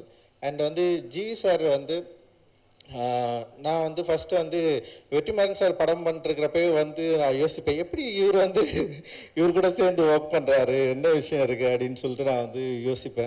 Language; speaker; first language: Tamil; native; Tamil